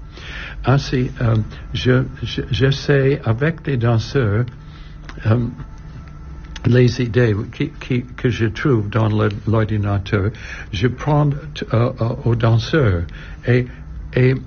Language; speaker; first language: French; non-native, learner; English